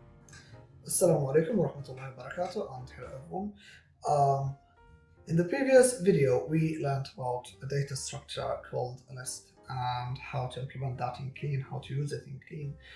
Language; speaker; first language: English; non-native, fluent; Arabic